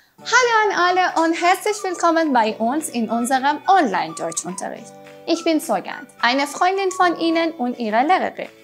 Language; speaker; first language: German; non-native, fluent; Persian